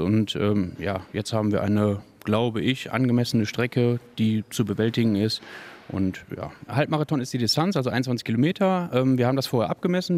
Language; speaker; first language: German; native; German